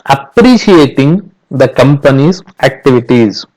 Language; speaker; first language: English; non-native, local second language; Kannada